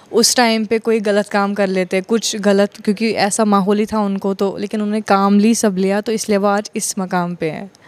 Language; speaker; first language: Hindi; non-native, local second language; Kashmiri